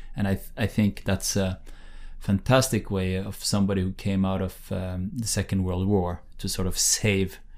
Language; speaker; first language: English; non-native, fluent; Norwegian